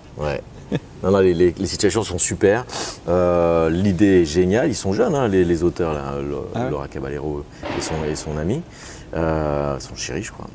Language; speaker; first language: French; native; French